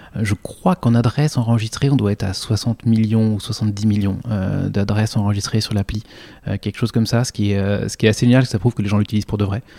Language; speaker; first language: French; native; French